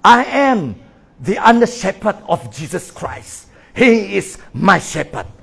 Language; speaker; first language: English; non-native, local second language; Malay